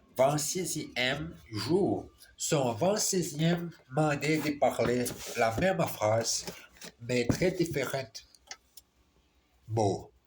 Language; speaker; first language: French; non-native, learner; Portuguese